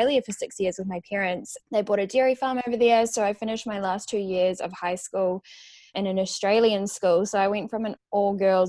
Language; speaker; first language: English; native; English